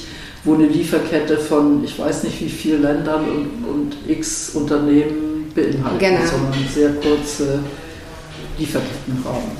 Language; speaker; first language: German; native; German